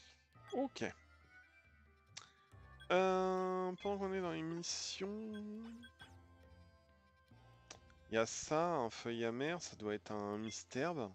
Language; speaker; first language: French; native; French